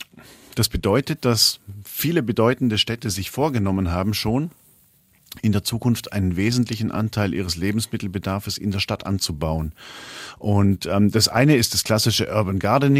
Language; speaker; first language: German; native; German